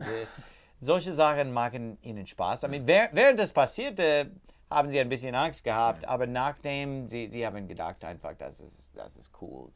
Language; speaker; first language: German; non-native, learner; English